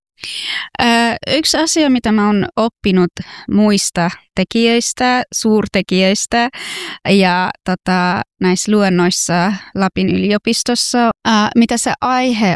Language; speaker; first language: Finnish; non-native, fluent; Persian